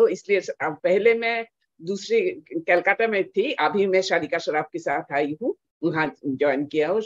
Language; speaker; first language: Hindi; non-native, local second language; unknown